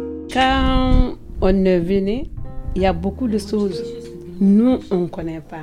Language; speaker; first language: French; non-native, learner; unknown